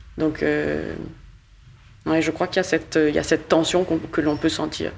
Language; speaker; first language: French; native; French